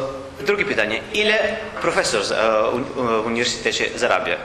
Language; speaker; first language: Polish; non-native, learner; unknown